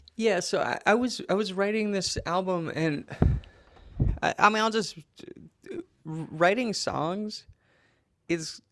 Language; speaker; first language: English; native; English